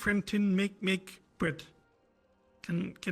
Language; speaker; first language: English; non-native, learner; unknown